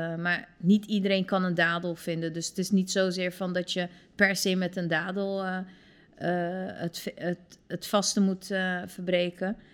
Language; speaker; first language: Dutch; early bilingual, other home language; Turkish